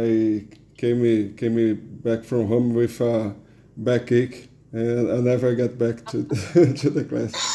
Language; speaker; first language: English; non-native, learner; Portuguese